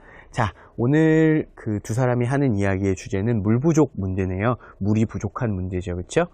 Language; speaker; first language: Korean; native; Korean